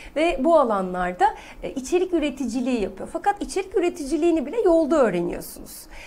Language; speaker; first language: Turkish; native; Turkish